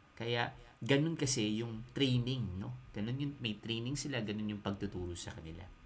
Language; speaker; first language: Filipino; native; Filipino